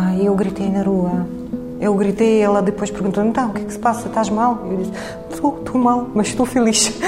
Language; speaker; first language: Portuguese; non-native, fluent; Russian